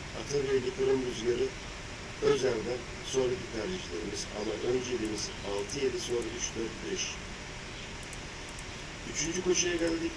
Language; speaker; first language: Turkish; native; Turkish